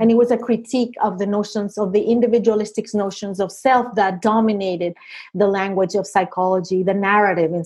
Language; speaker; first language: English; non-native, fluent; Spanish